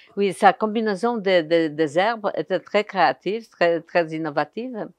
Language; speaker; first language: French; non-native, fluent; Polish